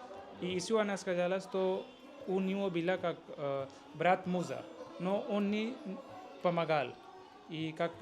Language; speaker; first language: Russian; non-native, learner; Hindi